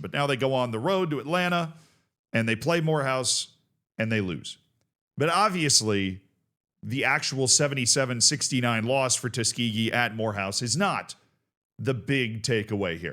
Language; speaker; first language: English; native; English